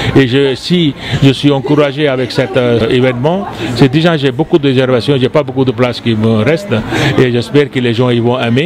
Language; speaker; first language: French; non-native, fluent; Punjabi